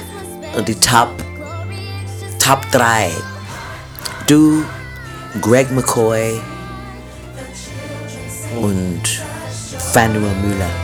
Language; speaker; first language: German; non-native, fluent; English